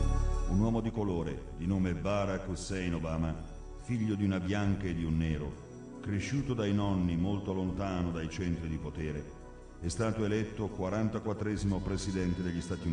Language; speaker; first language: Italian; native; Italian